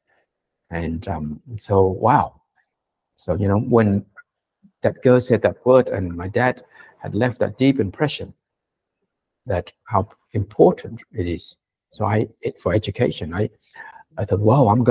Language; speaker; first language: English; early bilingual, other home language; Vietnamese